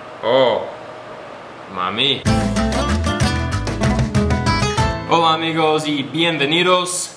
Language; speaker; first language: Spanish; non-native, learner; English